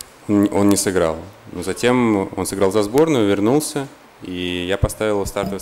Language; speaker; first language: Russian; native; Russian